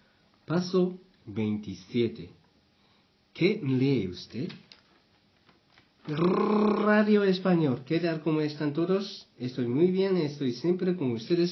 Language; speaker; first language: Spanish; non-native, fluent; Japanese